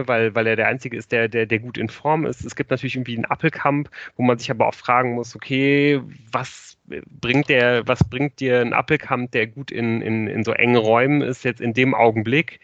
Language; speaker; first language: German; native; German